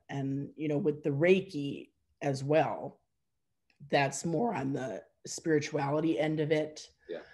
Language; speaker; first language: English; native; English